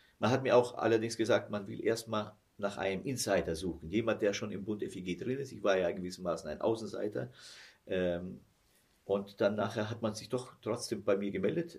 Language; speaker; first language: German; early bilingual, heritage; German